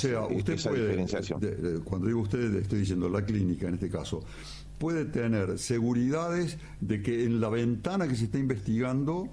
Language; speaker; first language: Spanish; native; Spanish